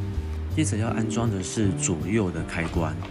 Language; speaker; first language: Chinese; native; Chinese